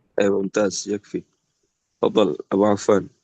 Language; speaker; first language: Arabic; non-native, fluent; Indonesian